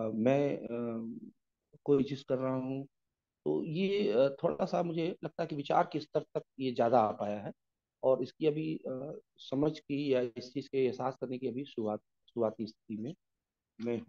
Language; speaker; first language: Hindi; native; Hindi